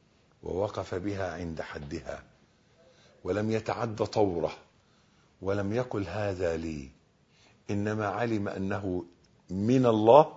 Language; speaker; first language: Arabic; native; Arabic